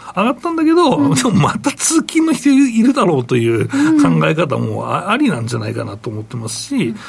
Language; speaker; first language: Japanese; native; Japanese